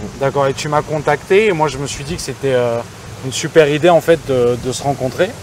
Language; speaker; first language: French; native; French